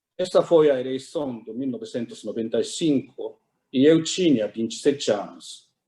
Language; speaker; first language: Portuguese; non-native, fluent; Japanese